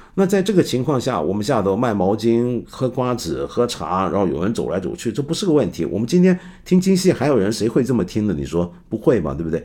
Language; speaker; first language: Chinese; non-native, local second language; Cantonese